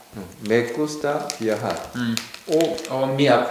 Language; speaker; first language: Spanish; non-native, learner; Korean